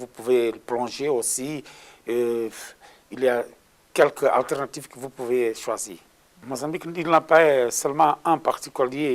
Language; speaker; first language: French; non-native, learner; Portuguese